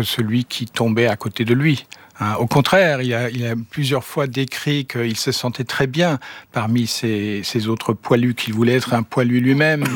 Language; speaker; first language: French; non-native, fluent; German